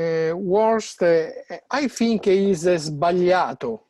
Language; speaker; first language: English; non-native, learner; Italian